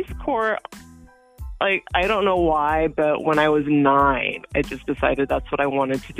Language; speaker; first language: English; early bilingual, other home language; Hebrew